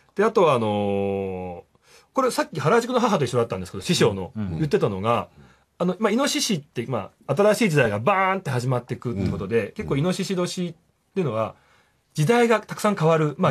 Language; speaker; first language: Japanese; native; Japanese